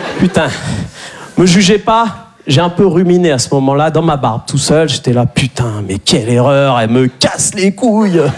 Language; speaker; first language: French; native; French